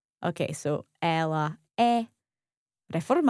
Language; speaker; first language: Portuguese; non-native, learner; English